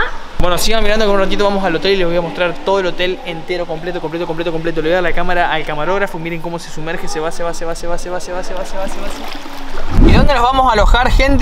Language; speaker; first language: Spanish; native; Spanish